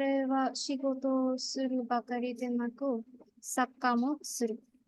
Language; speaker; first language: Japanese; non-native, learner; Bangla